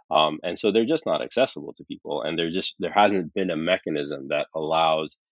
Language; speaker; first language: English; early bilingual, other home language; Arabic